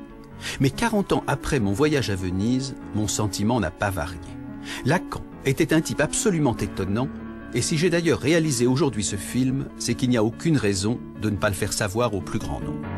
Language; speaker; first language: French; native; French